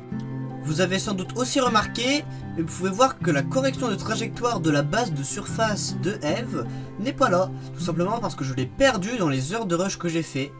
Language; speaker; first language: French; native; French